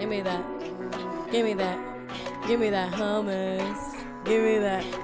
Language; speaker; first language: English; native; English